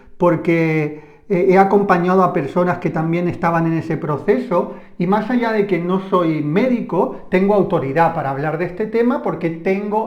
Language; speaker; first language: Spanish; native; Spanish